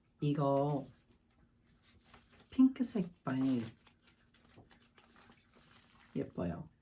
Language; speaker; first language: Korean; non-native, learner; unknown